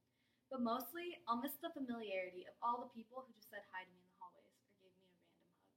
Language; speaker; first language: English; native; English